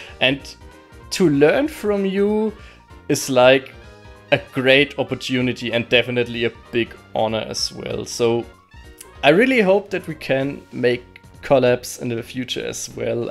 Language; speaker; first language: English; non-native, fluent; German